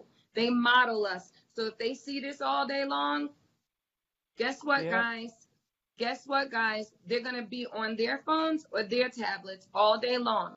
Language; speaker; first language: English; native; English